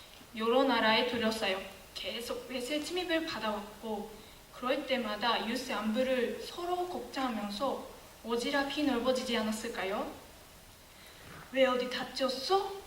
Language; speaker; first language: Korean; non-native, fluent; Japanese